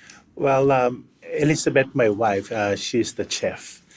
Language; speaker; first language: English; non-native, fluent; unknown